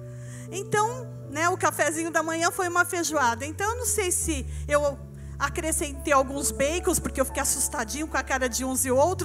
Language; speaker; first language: Portuguese; native; Portuguese